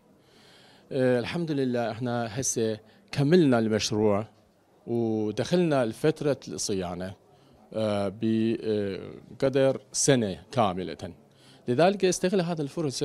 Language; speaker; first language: Arabic; non-native, fluent; Chinese